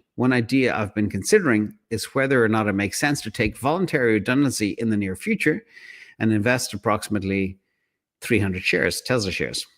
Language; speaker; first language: English; native; English